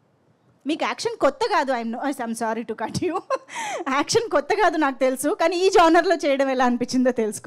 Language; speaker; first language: Telugu; native; Telugu